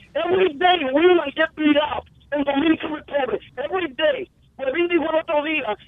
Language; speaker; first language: Spanish; native; Spanish